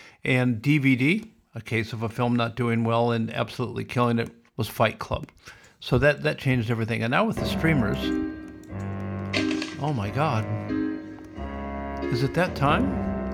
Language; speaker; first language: English; native; English